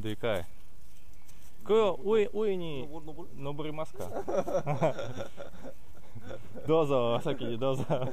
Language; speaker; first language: Japanese; non-native, learner; Russian